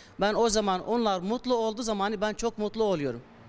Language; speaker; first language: Turkish; non-native, learner; Arabic